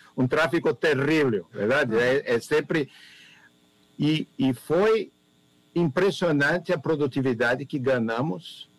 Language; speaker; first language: Spanish; non-native, learner; Portuguese